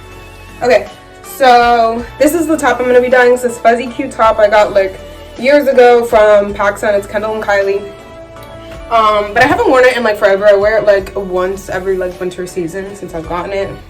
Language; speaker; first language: English; native; English